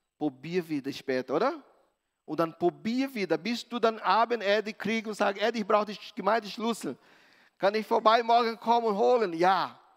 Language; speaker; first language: German; non-native, fluent; Portuguese